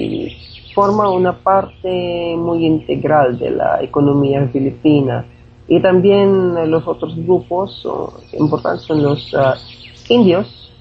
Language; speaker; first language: Spanish; non-native, fluent; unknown